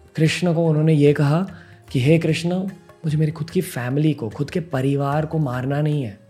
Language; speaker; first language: Hindi; non-native, local second language; English